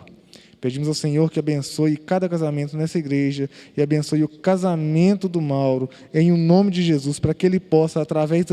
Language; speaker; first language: Portuguese; native; Portuguese